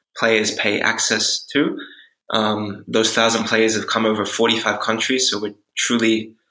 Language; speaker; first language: English; native; English